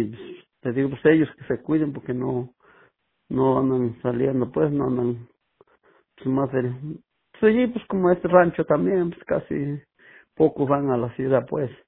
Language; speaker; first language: Spanish; native; Spanish